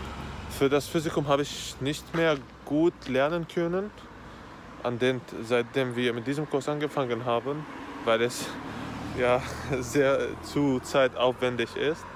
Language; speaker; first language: German; non-native, fluent; Arabic